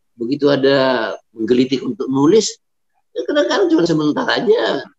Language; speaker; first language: Indonesian; non-native, local second language; Batak Toba